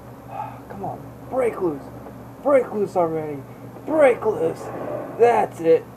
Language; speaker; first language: English; native; English